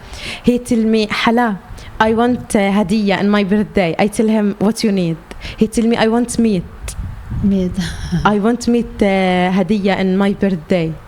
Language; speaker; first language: English; non-native, learner; Arabic